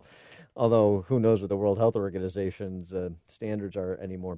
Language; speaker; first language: English; native; English